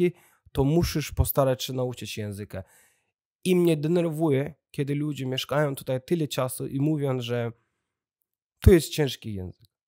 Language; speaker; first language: Polish; non-native, learner; Russian